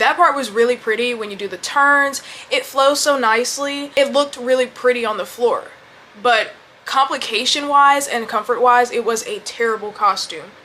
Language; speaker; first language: English; native; English